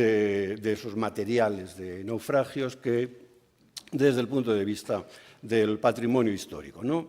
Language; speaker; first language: Spanish; native; Spanish